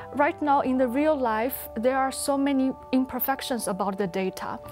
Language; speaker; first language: English; non-native, fluent; Chinese